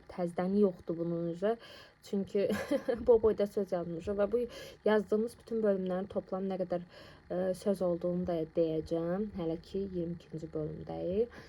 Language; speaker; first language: Azerbaijani; non-native, local second language; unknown